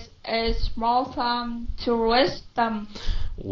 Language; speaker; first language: English; non-native, learner; Vietnamese